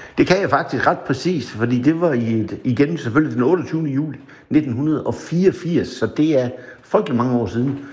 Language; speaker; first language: Danish; native; Danish